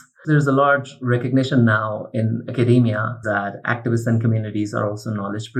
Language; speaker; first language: English; non-native, local second language; Urdu